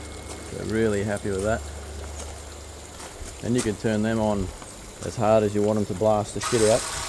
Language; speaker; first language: English; native; English